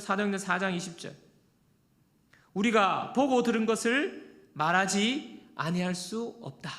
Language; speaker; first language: Korean; native; Korean